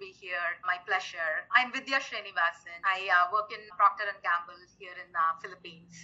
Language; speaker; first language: English; non-native, local second language; Tamil